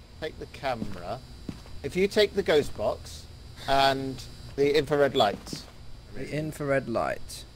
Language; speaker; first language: English; native; English